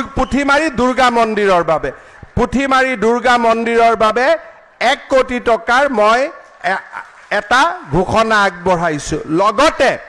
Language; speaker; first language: Assamese; native; Assamese